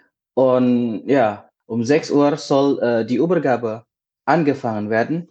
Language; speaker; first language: German; non-native, fluent; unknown